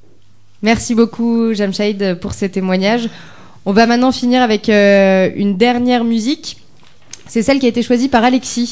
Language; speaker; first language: French; native; French